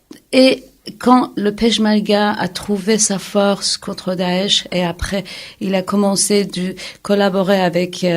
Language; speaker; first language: French; non-native, fluent; Kurdish